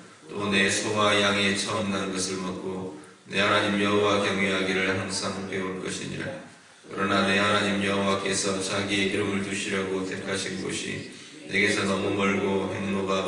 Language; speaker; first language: Korean; native; Korean